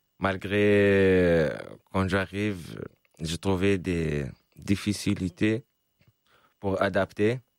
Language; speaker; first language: French; non-native, local second language; Arabic